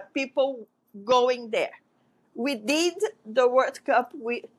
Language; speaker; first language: English; non-native, fluent; French